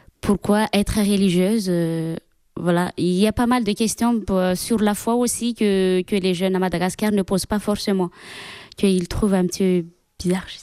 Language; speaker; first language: French; non-native, local second language; Malagasy